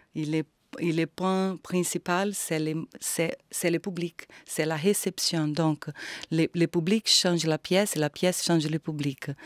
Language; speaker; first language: French; non-native, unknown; Portuguese